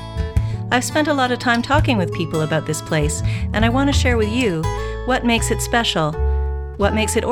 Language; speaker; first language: English; native; English